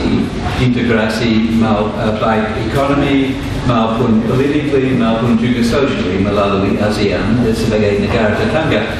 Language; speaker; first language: Indonesian; non-native, fluent; English